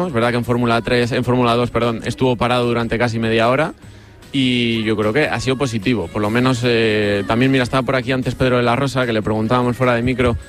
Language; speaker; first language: Spanish; native; Spanish